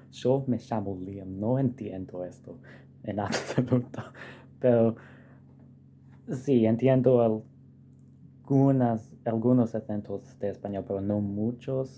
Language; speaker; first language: Spanish; non-native, fluent; English